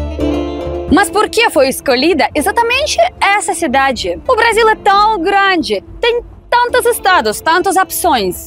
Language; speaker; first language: Portuguese; non-native, fluent; Russian